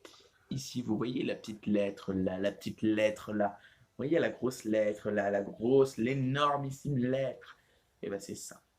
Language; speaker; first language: French; native; French